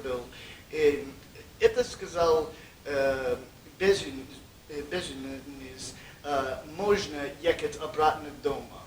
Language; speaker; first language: Russian; non-native, learner; English